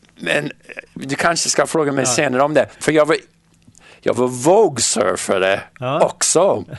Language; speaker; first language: Swedish; non-native, fluent; English